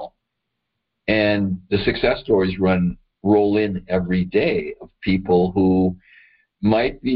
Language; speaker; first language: English; native; English